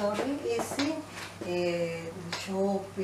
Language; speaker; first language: English; non-native, learner; Spanish